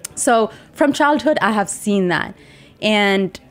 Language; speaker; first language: English; non-native, fluent; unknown